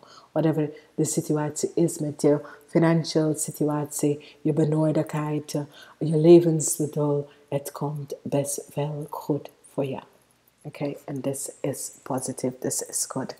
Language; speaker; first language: Dutch; non-native, fluent; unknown